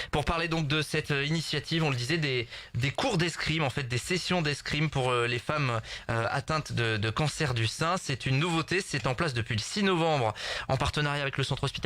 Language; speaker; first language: French; native; French